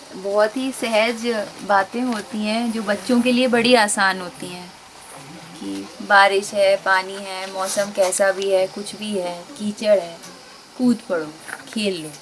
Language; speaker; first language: Hindi; native; Hindi